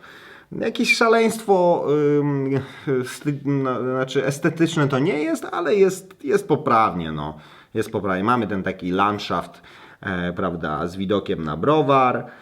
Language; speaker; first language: Polish; native; Polish